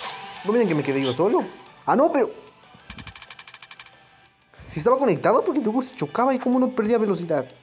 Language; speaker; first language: Spanish; native; Spanish